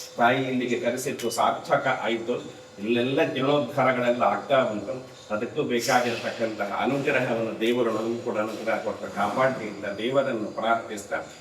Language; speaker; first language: Kannada; non-native, local second language; Tulu